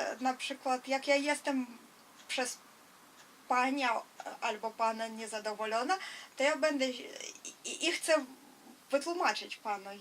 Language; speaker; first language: Polish; non-native, fluent; Russian